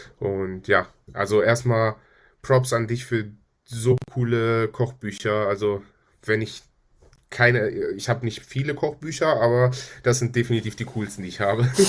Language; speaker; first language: German; native; German